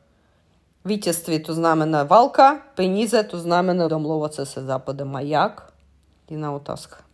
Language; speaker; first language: Czech; non-native, fluent; Russian